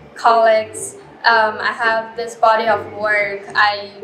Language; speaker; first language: English; non-native, fluent; Chinese